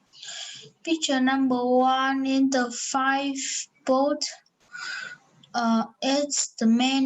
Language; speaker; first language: English; non-native, learner; Vietnamese